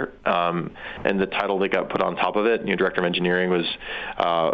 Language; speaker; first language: English; native; English